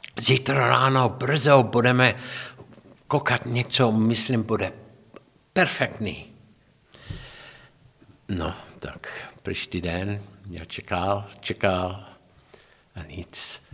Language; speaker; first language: Czech; non-native, learner; English